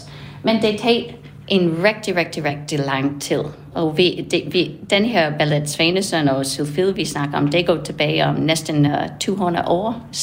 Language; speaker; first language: Danish; non-native, fluent; English